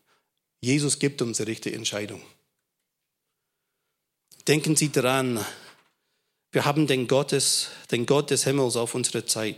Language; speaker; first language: German; non-native, fluent; English